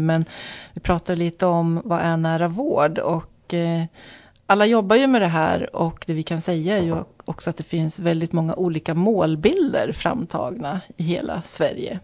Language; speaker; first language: Swedish; native; Swedish